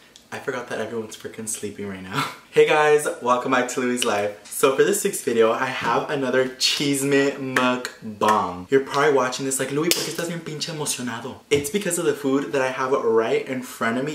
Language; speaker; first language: English; early bilingual, other home language; Spanish